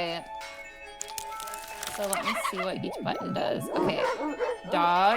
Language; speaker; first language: English; native; English